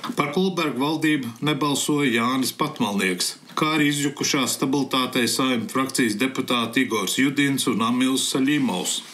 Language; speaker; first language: Latvian; early bilingual, heritage; Latvian